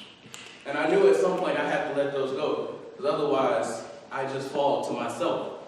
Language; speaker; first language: English; native; English